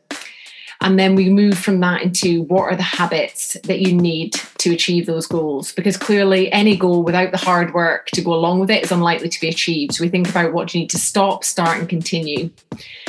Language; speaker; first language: English; native; English